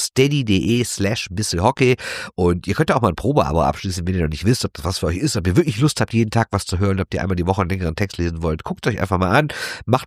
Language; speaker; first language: German; native; German